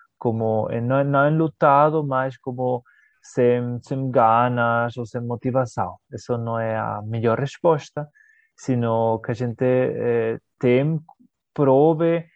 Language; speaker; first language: Portuguese; non-native, learner; Spanish